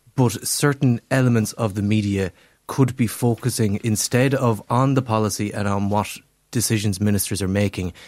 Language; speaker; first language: English; native; English